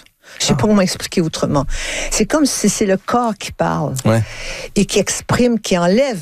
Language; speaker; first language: French; native; French